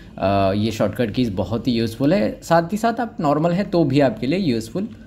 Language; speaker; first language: Hindi; non-native, local second language; Marathi